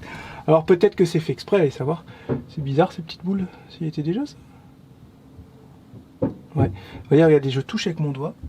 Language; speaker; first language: French; native; French